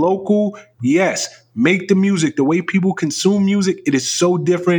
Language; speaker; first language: English; native; English